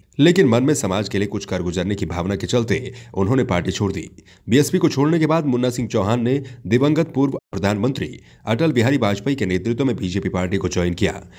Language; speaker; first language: Hindi; native; Hindi